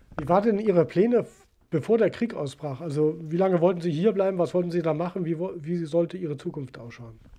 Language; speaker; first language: German; native; German